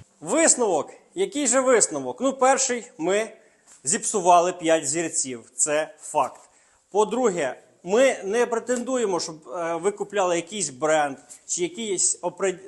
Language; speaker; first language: Ukrainian; non-native, local second language; Russian